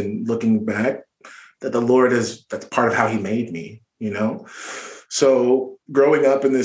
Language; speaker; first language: English; native; English